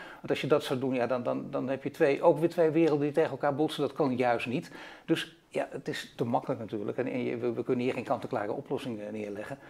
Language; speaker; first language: Dutch; native; Dutch